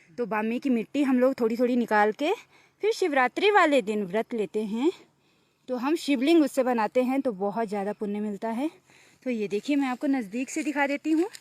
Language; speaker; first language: Hindi; non-native, local second language; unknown